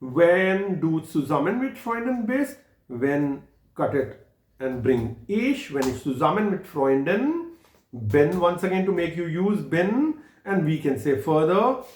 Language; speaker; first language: German; non-native, fluent; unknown